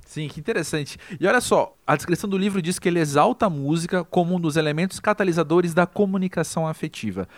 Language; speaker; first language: Portuguese; native; Portuguese